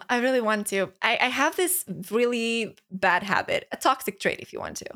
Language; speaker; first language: English; non-native, fluent; Romanian